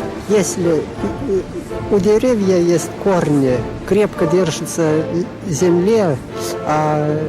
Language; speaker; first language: Russian; non-native, local second language; Lithuanian